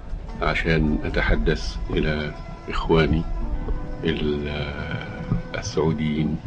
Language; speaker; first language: Arabic; native; Arabic